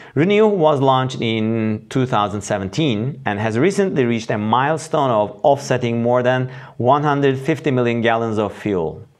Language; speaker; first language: English; non-native, fluent; Turkish